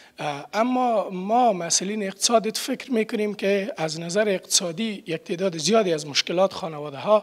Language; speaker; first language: Persian; native; Persian